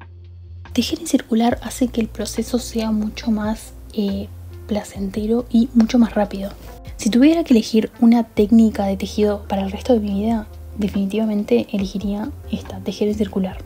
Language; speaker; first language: Spanish; native; Spanish